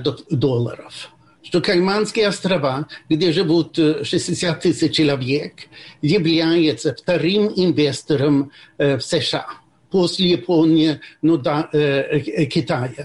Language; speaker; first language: Russian; non-native, fluent; Swedish